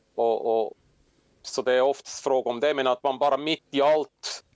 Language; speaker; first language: Swedish; non-native, fluent; Swiss German